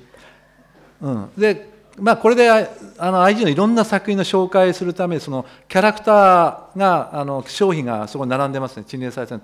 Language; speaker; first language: Japanese; native; Japanese